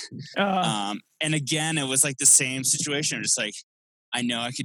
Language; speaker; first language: English; native; English